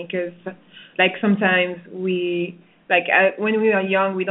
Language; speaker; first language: English; non-native, fluent; French